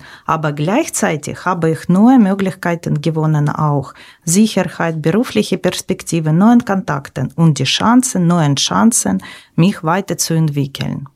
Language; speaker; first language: German; non-native, learner; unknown